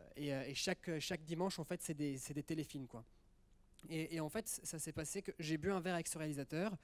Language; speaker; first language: French; early bilingual, other home language; Italian